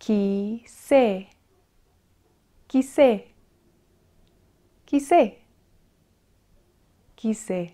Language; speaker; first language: Hebrew; non-native, fluent; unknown